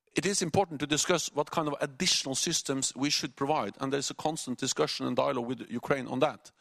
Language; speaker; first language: English; non-native, fluent; Norwegian